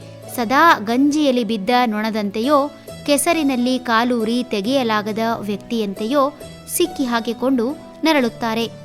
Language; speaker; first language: Kannada; native; Kannada